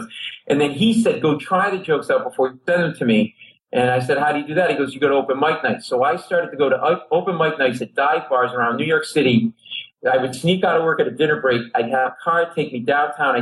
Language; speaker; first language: English; native; English